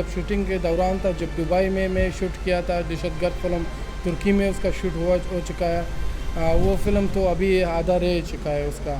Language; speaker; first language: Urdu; non-native, local second language; Pashto